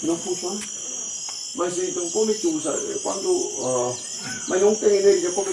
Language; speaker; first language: Portuguese; non-native, learner; Korean